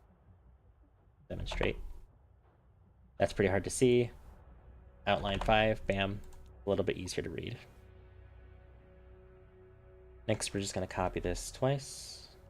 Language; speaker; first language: English; native; English